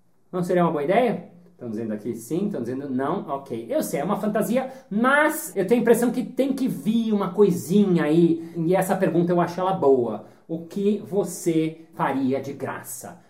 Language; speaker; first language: Portuguese; native; Portuguese